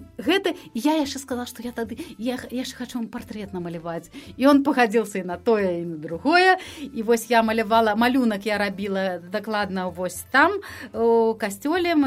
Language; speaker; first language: Belarusian; non-native, local second language; Russian